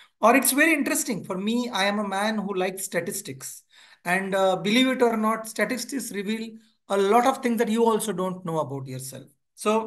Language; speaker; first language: English; non-native, local second language; Hindi